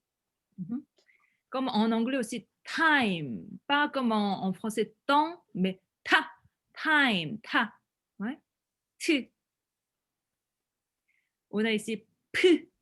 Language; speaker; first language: French; non-native, fluent; Korean